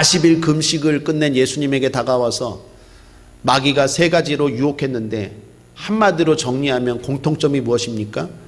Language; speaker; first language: Korean; native; Korean